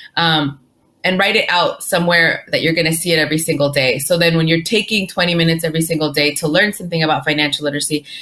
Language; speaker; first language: English; early bilingual, other home language; Spanish